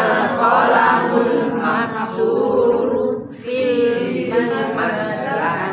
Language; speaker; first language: Arabic; non-native, learner; Indonesian